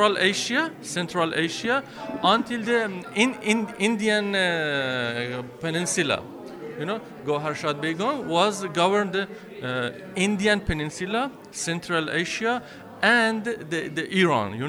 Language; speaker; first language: English; non-native, fluent; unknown